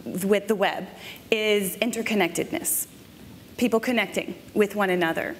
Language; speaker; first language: English; native; English